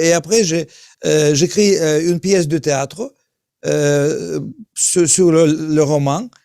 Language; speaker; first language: French; non-native, learner; Russian